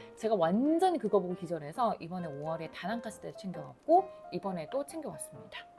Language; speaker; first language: Korean; native; Korean